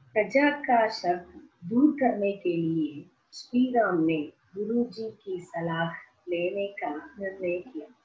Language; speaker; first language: Hindi; non-native, local second language; Tamil